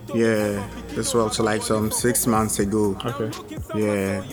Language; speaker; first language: English; non-native, local second language; Ewe